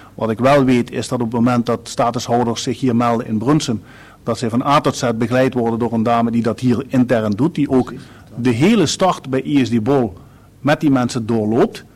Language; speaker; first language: Dutch; native; Dutch